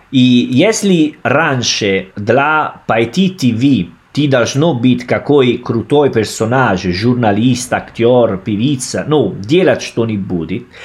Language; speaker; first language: Russian; non-native, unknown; Italian